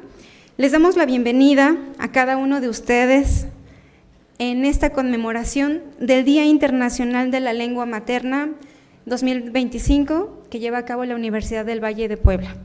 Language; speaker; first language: Spanish; native; Spanish